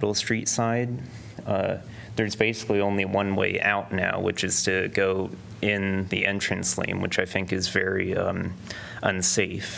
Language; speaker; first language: English; native; English